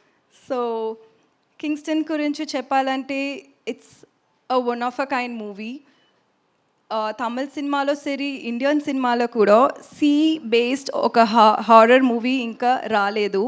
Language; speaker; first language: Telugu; non-native, learner; Tamil